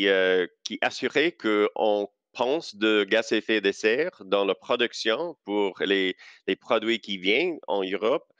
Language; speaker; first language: French; non-native, local second language; English